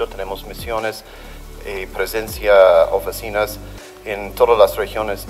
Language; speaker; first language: Spanish; non-native, fluent; English